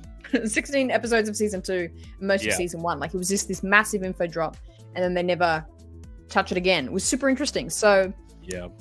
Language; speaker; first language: English; native; English